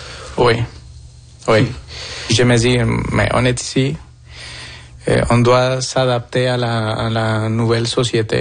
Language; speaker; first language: French; non-native, fluent; Spanish